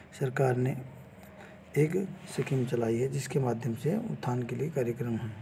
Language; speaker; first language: Hindi; native; Hindi